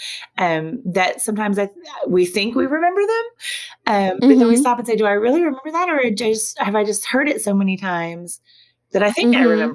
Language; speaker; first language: English; native; English